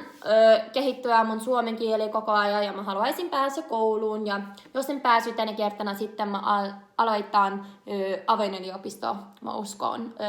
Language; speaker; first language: Finnish; non-native, learner; English